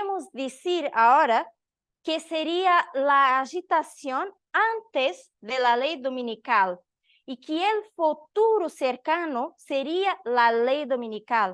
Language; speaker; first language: Spanish; non-native, learner; Portuguese